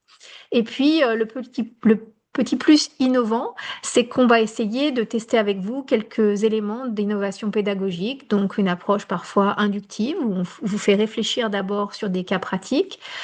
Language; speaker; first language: French; native; French